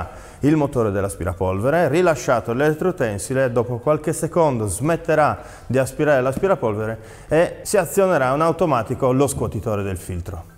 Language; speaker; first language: Italian; native; Italian